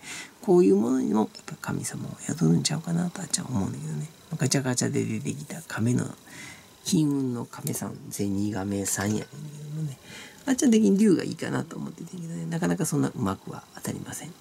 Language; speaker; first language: Japanese; native; Japanese